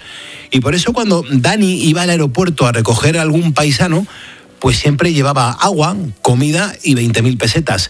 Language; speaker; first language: Spanish; native; Spanish